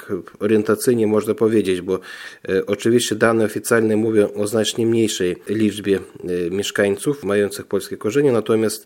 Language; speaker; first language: Polish; non-native, fluent; Russian